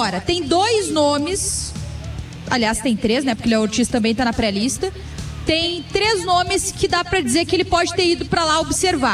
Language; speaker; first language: Portuguese; native; Portuguese